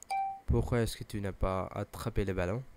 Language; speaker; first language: French; non-native, learner; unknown